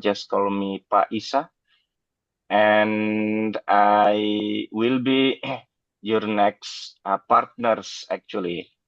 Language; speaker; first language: English; non-native, fluent; Indonesian